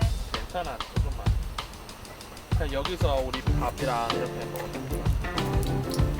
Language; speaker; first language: Korean; non-native, fluent; Chinese